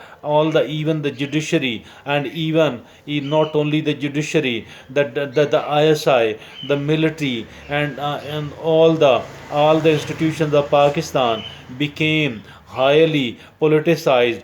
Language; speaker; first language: English; non-native, local second language; Urdu